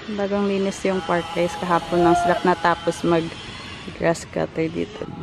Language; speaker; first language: Filipino; non-native, local second language; Hiligaynon